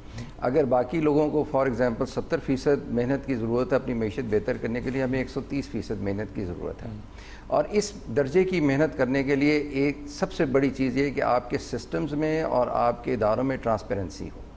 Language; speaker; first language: Urdu; native; Urdu